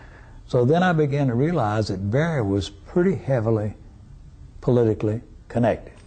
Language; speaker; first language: English; native; English